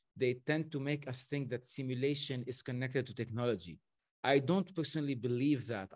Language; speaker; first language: English; non-native, fluent; Arabic